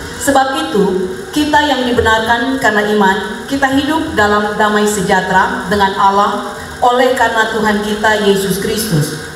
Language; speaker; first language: Indonesian; native; Indonesian